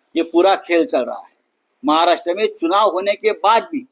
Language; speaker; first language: Hindi; non-native, local second language; Marathi